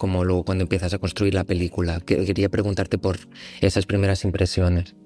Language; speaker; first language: Spanish; native; Spanish